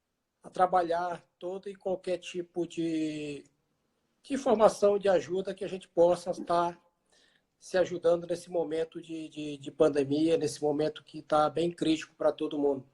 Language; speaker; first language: Portuguese; native; Portuguese